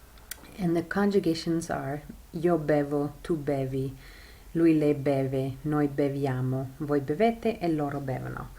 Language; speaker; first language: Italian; non-native, fluent; English